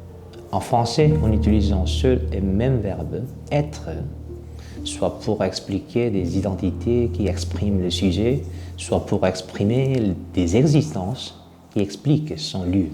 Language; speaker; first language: French; non-native, fluent; Korean